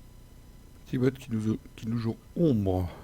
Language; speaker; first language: French; native; French